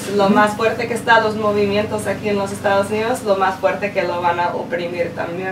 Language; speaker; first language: Spanish; non-native, fluent; English